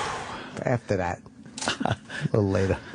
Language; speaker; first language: English; native; English